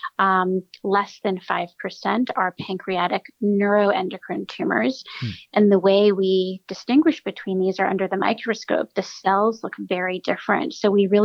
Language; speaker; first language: English; native; English